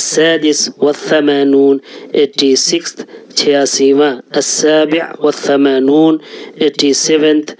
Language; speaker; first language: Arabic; non-native, fluent; Urdu